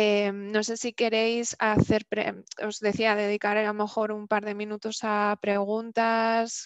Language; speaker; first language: Spanish; native; Spanish